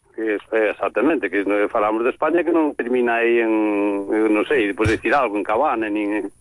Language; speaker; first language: Galician; native; Galician